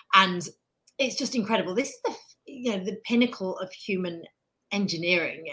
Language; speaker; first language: English; native; English